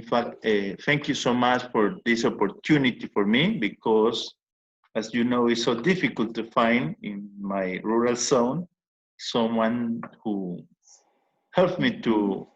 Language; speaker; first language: English; non-native, learner; Spanish